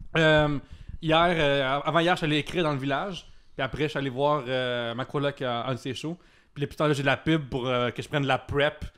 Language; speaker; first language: French; native; French